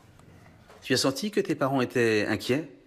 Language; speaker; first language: French; native; French